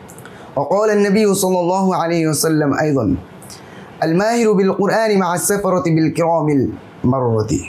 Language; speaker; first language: Arabic; non-native, learner; Bangla